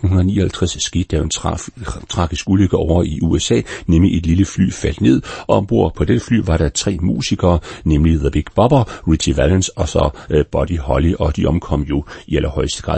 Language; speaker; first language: Danish; native; Danish